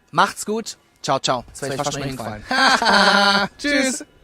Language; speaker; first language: German; native; German